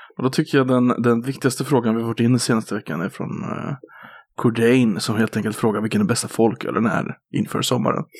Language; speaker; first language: Swedish; native; Swedish